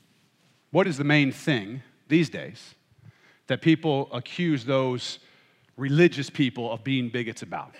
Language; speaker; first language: English; native; English